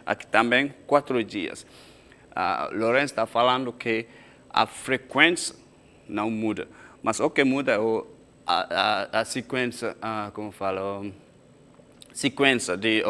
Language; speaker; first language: Portuguese; non-native, fluent; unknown